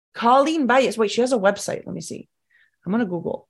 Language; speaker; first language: English; early bilingual, other home language; Spanish